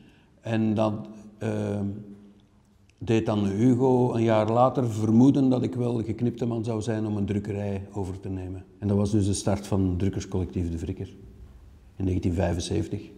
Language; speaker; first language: Dutch; native; Dutch